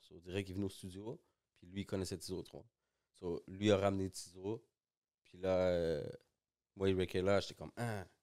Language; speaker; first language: French; early bilingual, other home language; Spanish